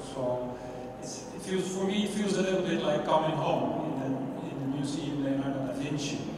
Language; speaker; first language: English; non-native, fluent; Dutch